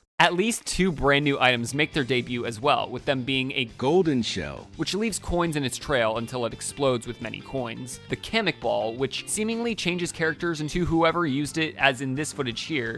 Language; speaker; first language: English; native; English